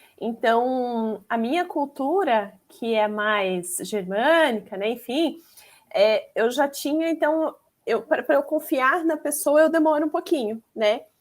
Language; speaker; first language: Portuguese; native; Portuguese